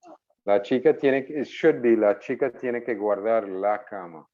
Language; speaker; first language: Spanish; non-native, fluent; English